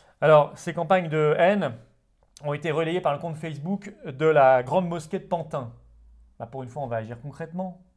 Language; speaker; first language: French; native; French